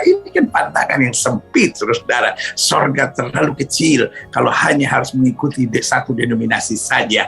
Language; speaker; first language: Indonesian; native; Indonesian